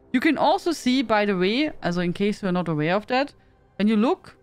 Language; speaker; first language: English; non-native, fluent; German